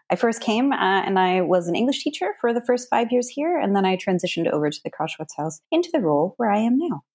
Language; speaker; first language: English; native; English